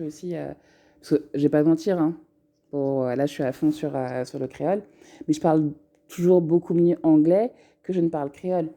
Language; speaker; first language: French; native; French